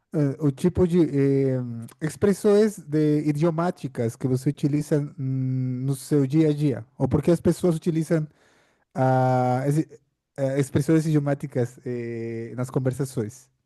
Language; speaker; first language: Portuguese; non-native, fluent; Spanish